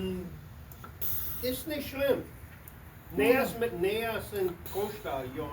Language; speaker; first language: German; early bilingual, heritage; Low German